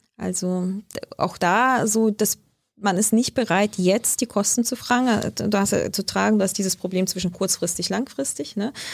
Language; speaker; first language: German; early bilingual, other home language; Russian